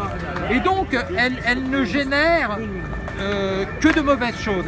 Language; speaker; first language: French; native; French